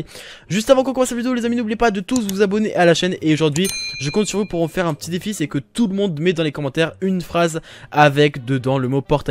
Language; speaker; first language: French; native; French